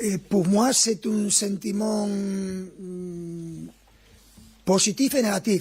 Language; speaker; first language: French; non-native, fluent; Spanish